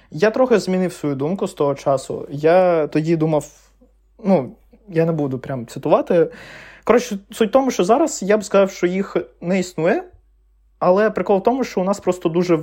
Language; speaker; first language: Ukrainian; non-native, local second language; Russian